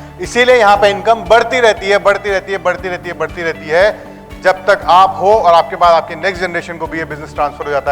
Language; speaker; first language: Hindi; native; Hindi